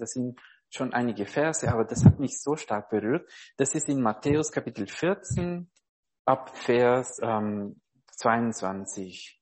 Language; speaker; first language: German; non-native, fluent; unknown